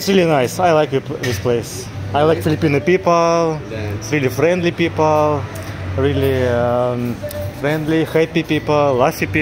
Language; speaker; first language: English; non-native, learner; Russian